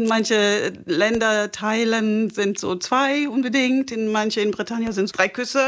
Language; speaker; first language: German; non-native, fluent; French